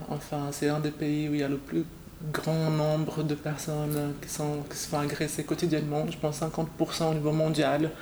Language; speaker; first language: French; non-native, fluent; Portuguese